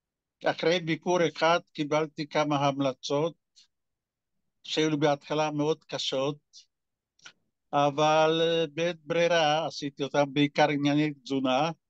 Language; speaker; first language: Hebrew; non-native, fluent; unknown